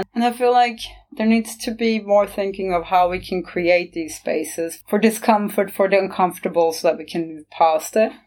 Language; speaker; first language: English; non-native, fluent; Norwegian